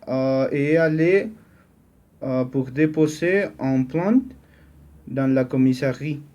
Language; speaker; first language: French; non-native, learner; Spanish